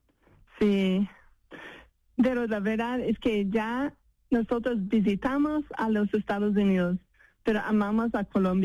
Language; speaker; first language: Spanish; non-native, fluent; English